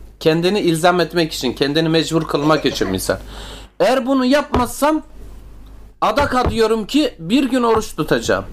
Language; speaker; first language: Turkish; native; Turkish